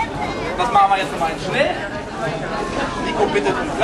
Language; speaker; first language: German; native; German